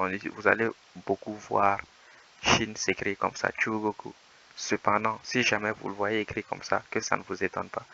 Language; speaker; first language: French; native; French